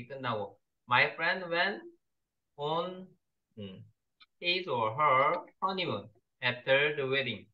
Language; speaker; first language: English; non-native, learner; Korean